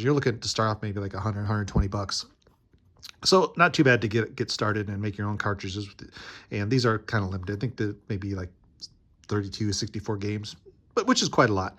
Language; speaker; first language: English; native; English